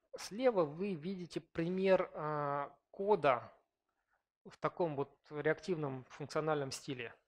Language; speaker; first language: Russian; native; Russian